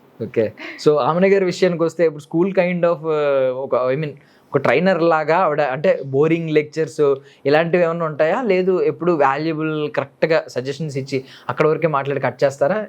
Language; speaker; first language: Telugu; native; Telugu